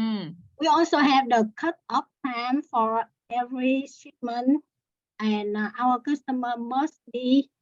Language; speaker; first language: English; non-native, learner; Vietnamese